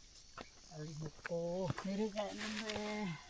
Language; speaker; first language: Korean; non-native, learner; Khmer